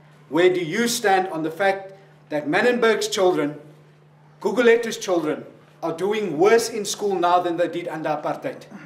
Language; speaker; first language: English; non-native, local second language; Afrikaans